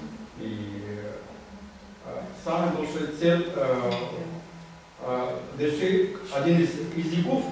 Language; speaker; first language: Russian; non-native, learner; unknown